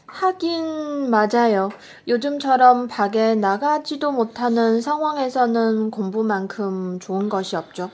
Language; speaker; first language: Korean; non-native, fluent; Chinese